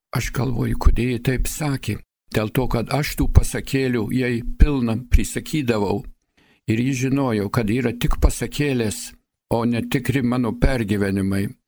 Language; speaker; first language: Lithuanian; early bilingual, heritage; Lithuanian